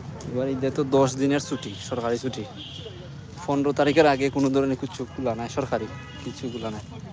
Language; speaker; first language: Bangla; native; Bangla